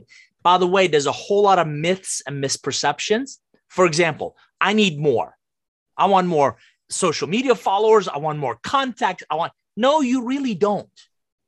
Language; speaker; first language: English; non-native, fluent; Persian